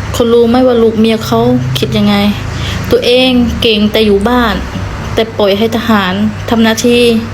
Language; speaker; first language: Thai; non-native, fluent; Khmer